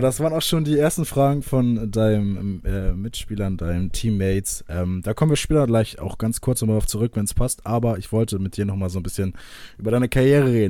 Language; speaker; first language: German; native; German